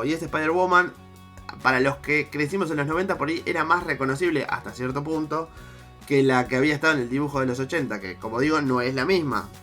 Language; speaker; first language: Spanish; native; Spanish